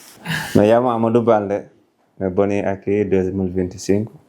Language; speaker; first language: Spanish; non-native, learner; Fula